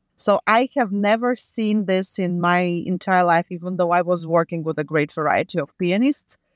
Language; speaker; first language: English; non-native, fluent; Latvian